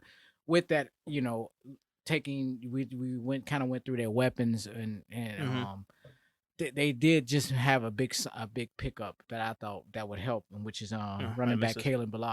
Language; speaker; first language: English; native; English